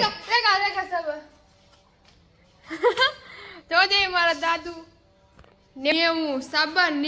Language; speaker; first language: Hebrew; non-native, learner; Gujarati